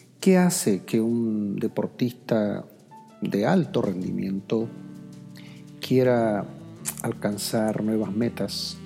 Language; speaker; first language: Spanish; native; Spanish